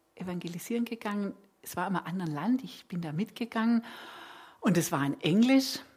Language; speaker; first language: German; native; German